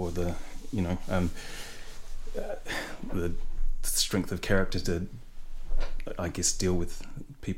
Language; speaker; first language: English; native; English